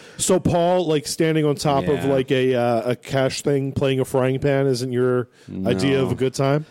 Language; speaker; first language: English; native; English